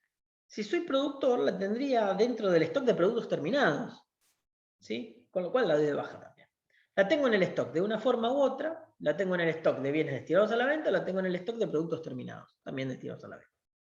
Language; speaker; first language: Spanish; native; Spanish